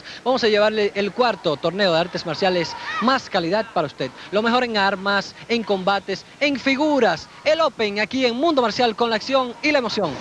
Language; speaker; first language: Spanish; native; Spanish